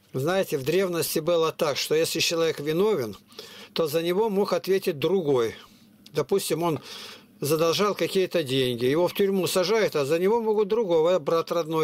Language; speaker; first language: Russian; native; Russian